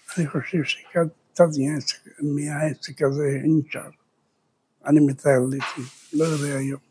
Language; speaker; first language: Hebrew; early bilingual, other home language; Spanish